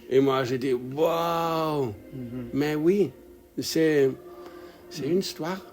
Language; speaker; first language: French; non-native, learner; English